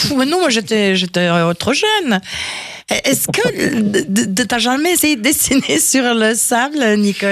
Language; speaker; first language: French; native; French